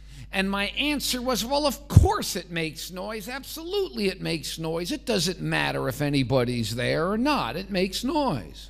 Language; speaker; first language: English; native; English